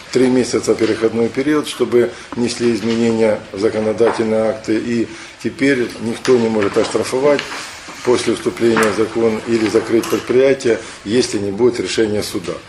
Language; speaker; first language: Russian; native; Russian